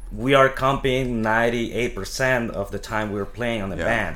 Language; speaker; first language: English; non-native, fluent; Spanish